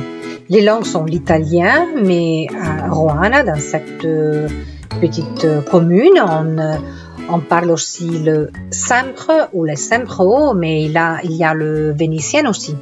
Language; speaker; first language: French; non-native, fluent; Italian